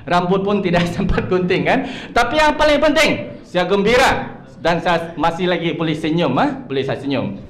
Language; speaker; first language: Malay; non-native, local second language; Chinese